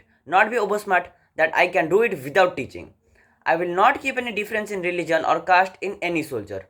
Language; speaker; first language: English; non-native, learner; Odia